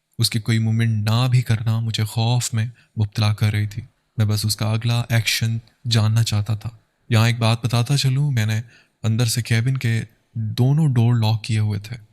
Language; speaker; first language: Urdu; native; Urdu